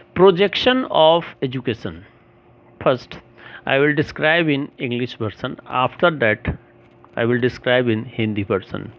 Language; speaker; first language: English; non-native, local second language; Hindi